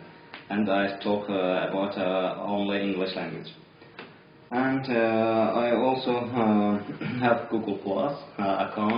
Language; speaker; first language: English; non-native, learner; Azerbaijani